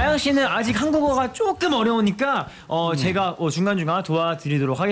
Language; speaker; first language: Korean; native; Korean